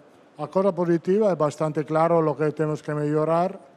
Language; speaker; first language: Portuguese; non-native, fluent; Italian